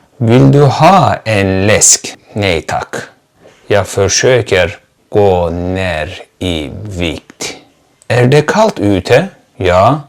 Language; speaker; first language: Swedish; non-native, fluent; Turkish